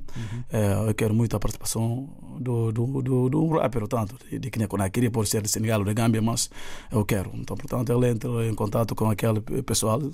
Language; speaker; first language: Portuguese; non-native, local second language; Upper Guinea Crioulo